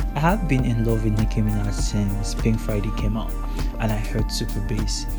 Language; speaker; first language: English; non-native, local second language; Yoruba